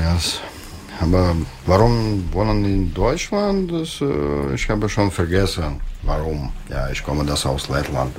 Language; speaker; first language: German; non-native, learner; Russian